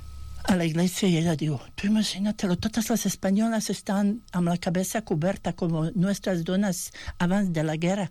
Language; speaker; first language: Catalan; non-native, fluent; Bosnian